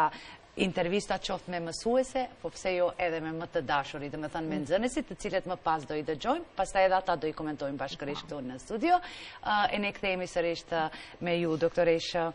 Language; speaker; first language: Albanian; native; Albanian